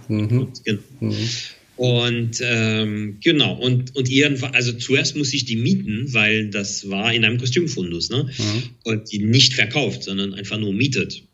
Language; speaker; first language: German; non-native, fluent; French